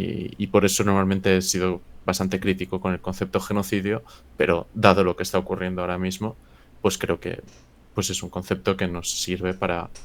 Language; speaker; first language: Spanish; native; Spanish